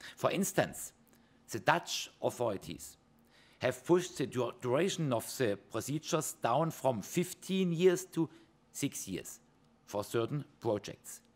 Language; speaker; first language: English; non-native, fluent; German